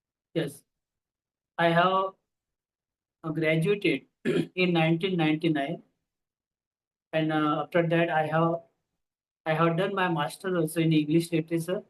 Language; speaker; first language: English; non-native, local second language; Marathi